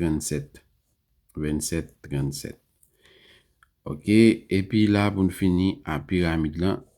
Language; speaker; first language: French; non-native, learner; Haitian Creole